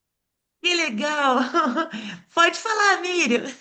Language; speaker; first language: Portuguese; native; Portuguese